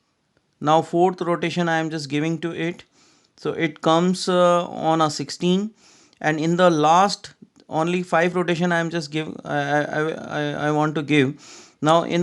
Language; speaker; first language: English; non-native, local second language; Hindi